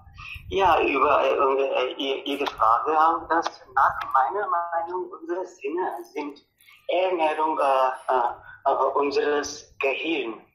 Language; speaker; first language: German; non-native, learner; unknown